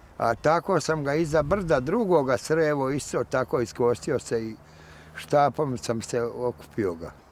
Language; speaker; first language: Bosnian; native; Bosnian